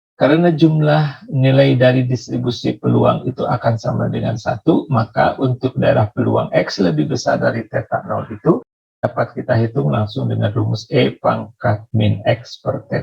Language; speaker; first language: Indonesian; native; Indonesian